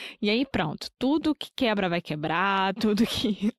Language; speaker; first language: Portuguese; native; Portuguese